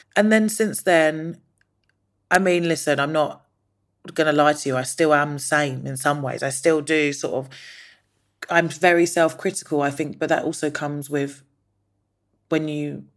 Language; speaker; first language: English; native; English